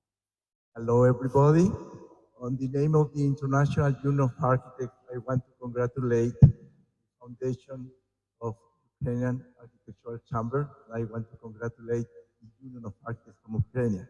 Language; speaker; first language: English; non-native, fluent; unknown